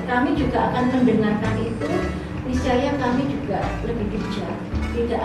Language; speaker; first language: Indonesian; native; Indonesian